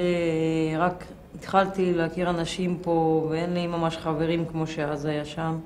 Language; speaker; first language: Hebrew; non-native, fluent; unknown